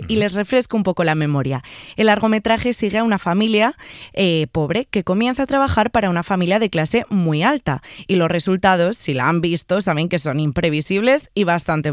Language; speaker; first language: Spanish; native; Spanish